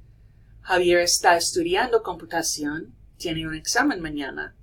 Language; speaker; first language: Spanish; non-native, fluent; English